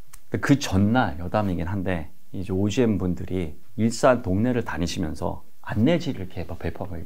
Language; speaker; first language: Korean; native; Korean